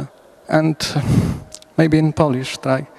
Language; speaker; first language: English; non-native, learner; Polish